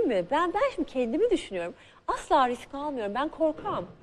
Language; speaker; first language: Turkish; native; Turkish